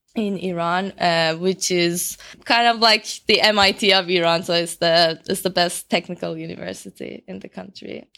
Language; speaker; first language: English; non-native, fluent; Persian